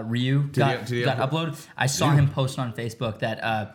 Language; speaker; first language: English; native; English